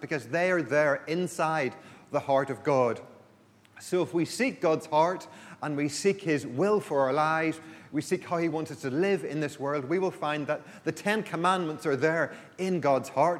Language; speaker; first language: English; native; English